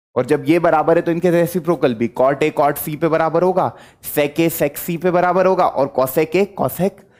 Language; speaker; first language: Hindi; native; Hindi